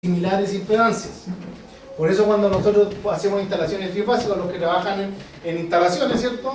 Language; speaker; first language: Spanish; native; Spanish